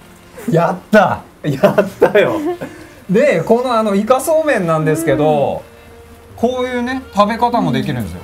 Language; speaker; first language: Japanese; native; Japanese